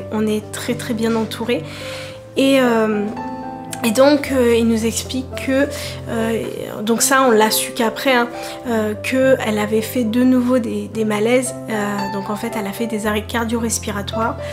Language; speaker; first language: French; native; French